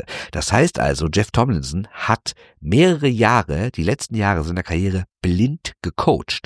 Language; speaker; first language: German; native; German